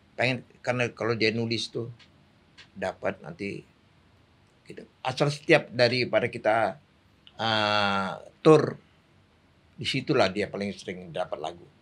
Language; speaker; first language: Indonesian; native; Indonesian